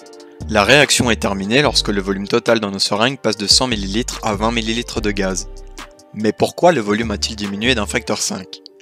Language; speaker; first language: French; native; French